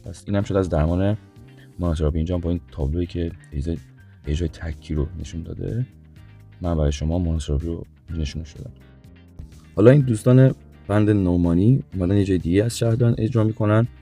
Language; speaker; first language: Persian; native; Persian